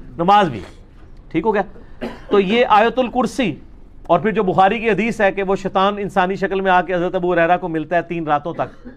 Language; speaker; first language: Urdu; non-native, local second language; Punjabi